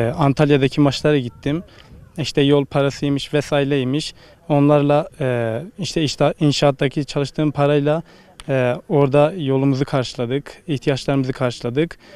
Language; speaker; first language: Turkish; native; Turkish